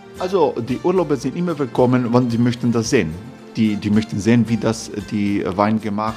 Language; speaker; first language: German; non-native, learner; Croatian